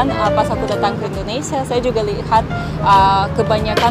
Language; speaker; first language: Indonesian; non-native, fluent; Russian